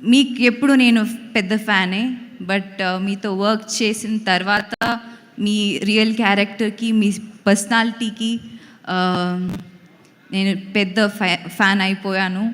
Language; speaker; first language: Telugu; non-native, local second language; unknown